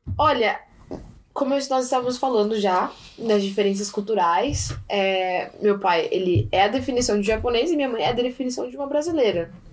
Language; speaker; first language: Portuguese; early bilingual, heritage; Portuguese